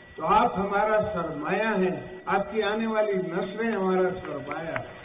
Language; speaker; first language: Urdu; non-native, local second language; Saraiki